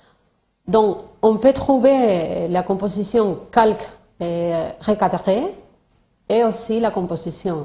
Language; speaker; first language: French; non-native, fluent; Spanish